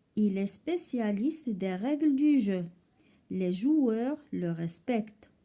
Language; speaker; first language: French; non-native, local second language; Arabic